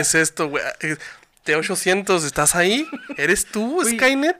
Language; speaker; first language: Spanish; native; Spanish